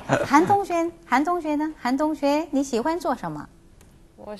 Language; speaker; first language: Chinese; non-native, fluent; Korean